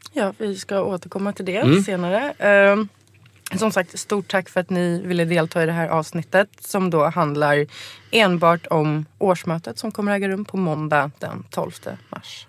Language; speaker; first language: Swedish; native; Swedish